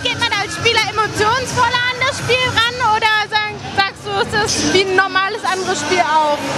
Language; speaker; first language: German; native; German